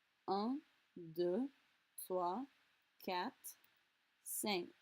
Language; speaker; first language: French; non-native, fluent; English